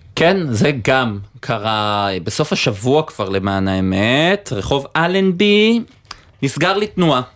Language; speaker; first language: Hebrew; native; Hebrew